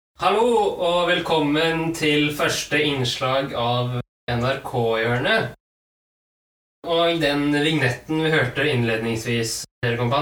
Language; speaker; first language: Norwegian; native; Norwegian